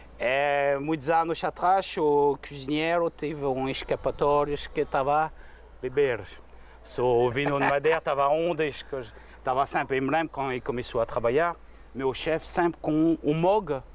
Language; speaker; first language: Portuguese; non-native, fluent; French